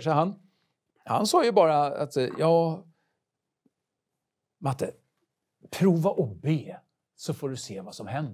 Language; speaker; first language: Swedish; native; Swedish